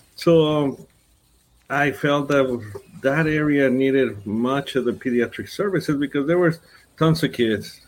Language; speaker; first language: English; non-native, fluent; Spanish